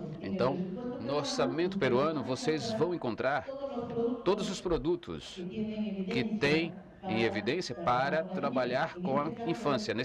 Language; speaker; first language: Portuguese; non-native, fluent; Spanish